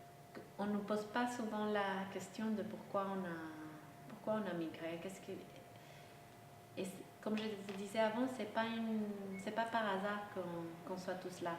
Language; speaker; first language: French; non-native, local second language; Spanish